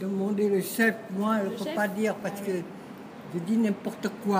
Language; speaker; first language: French; non-native, learner; Chinese